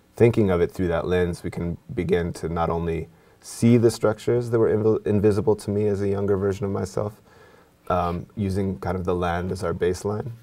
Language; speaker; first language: English; native; English